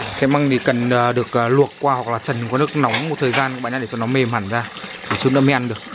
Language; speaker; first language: Vietnamese; non-native, local second language; Hmong